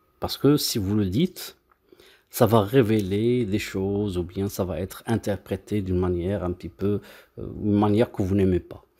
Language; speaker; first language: French; non-native, local second language; Arabic